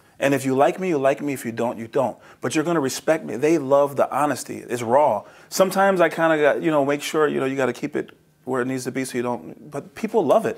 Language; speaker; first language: English; native; English